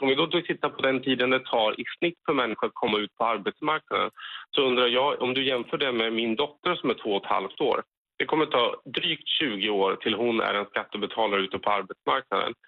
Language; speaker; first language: Swedish; native; Swedish